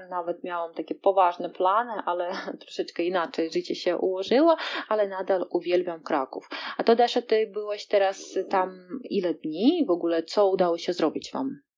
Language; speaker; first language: Polish; non-native, fluent; Russian